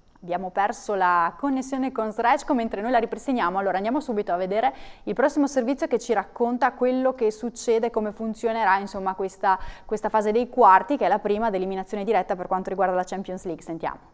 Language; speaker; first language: Italian; native; Italian